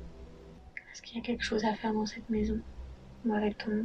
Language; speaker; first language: French; native; French